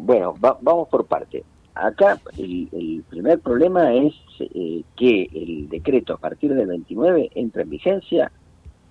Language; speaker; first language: Spanish; native; Spanish